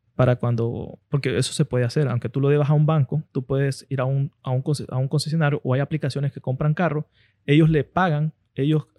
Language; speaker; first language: Spanish; native; Spanish